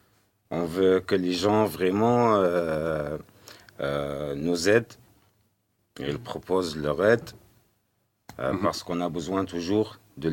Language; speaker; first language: French; non-native, learner; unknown